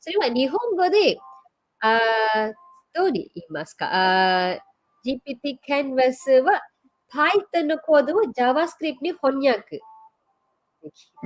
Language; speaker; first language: Japanese; non-native, fluent; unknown